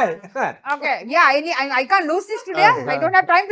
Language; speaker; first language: English; non-native, local second language; Sinhala